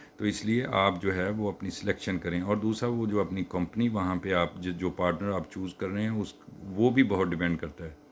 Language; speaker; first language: Urdu; native; Urdu